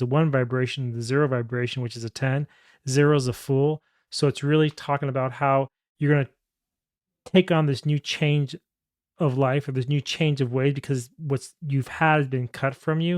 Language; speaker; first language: English; native; English